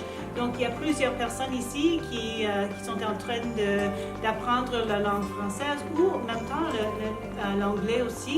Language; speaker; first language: French; non-native, local second language; English